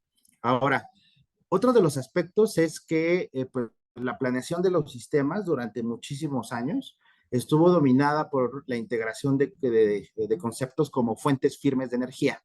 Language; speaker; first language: Spanish; native; Spanish